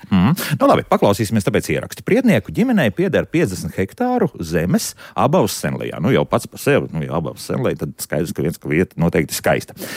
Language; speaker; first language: Latvian; native; Latvian